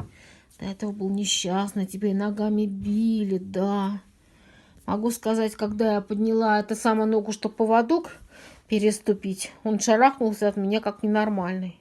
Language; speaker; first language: Russian; native; Russian